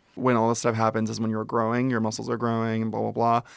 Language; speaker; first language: English; native; English